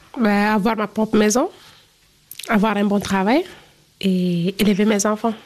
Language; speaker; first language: French; non-native, fluent; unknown